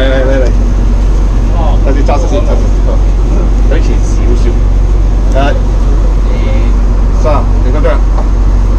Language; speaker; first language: Chinese; native; Chinese